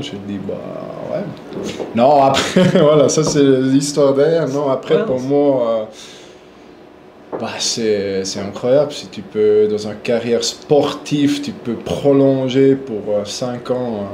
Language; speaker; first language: French; non-native, local second language; German